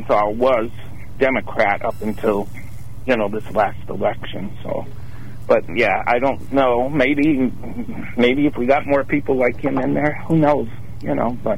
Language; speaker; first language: English; native; English